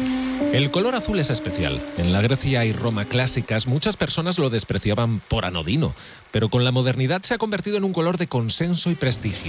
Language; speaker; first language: Spanish; native; Spanish